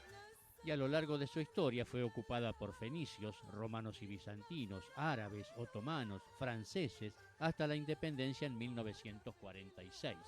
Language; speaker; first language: Spanish; native; Spanish